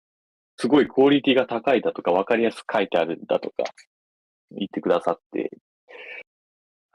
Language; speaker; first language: Japanese; native; Japanese